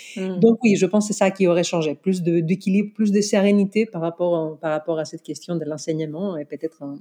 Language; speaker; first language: French; non-native, fluent; Greek